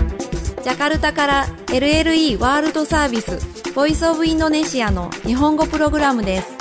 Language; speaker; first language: Japanese; non-native, fluent; Indonesian